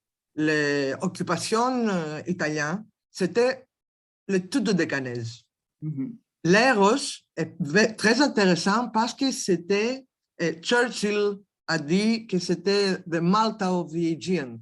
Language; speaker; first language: French; non-native, learner; Greek